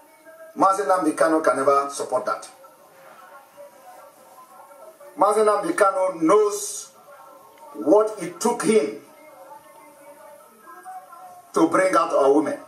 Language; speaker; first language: English; non-native, local second language; Igbo